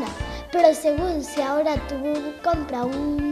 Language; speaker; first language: Spanish; native; Spanish